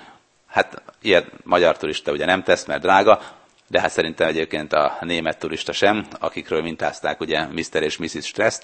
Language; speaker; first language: Hungarian; native; Hungarian